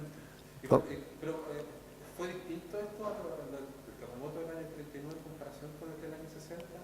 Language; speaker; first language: Spanish; native; Spanish